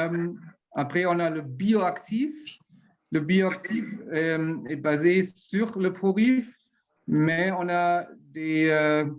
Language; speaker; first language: French; non-native, learner; German